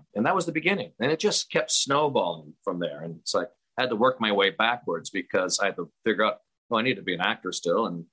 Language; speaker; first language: English; native; English